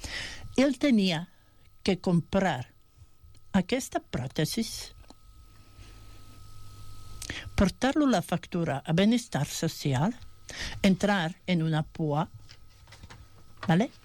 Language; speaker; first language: Catalan; non-native, fluent; Bosnian